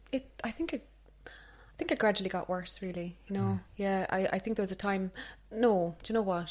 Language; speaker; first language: English; native; English